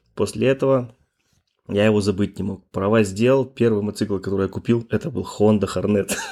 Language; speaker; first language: Russian; native; Russian